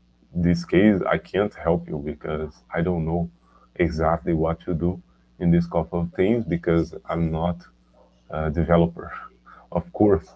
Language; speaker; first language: English; non-native, learner; Portuguese